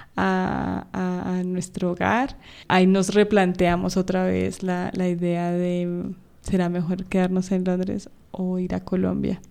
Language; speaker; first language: Spanish; native; Spanish